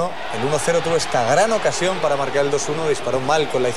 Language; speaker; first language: Spanish; native; Spanish